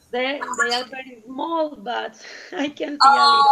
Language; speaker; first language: English; non-native, learner; Spanish